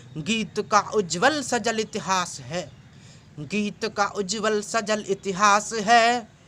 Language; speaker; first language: Hindi; native; Hindi